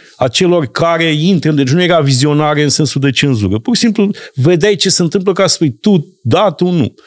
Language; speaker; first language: Romanian; native; Romanian